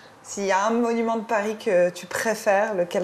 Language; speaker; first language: French; native; French